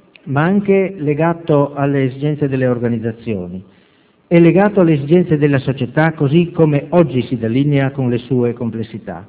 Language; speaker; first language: Italian; native; Italian